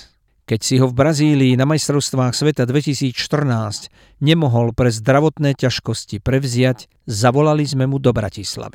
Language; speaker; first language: Slovak; native; Slovak